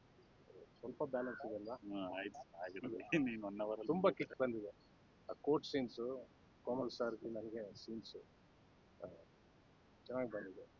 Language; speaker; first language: Kannada; non-native, learner; Telugu